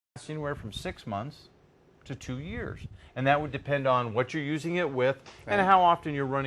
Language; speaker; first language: English; native; English